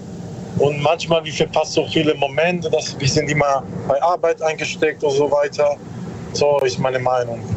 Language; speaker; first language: German; non-native, learner; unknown